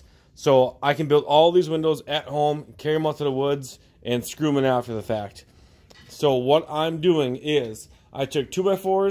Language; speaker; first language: English; native; English